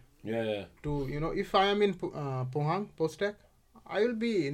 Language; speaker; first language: English; non-native, local second language; Hindi